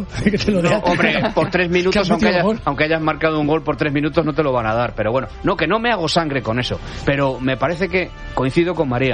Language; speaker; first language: Spanish; native; Spanish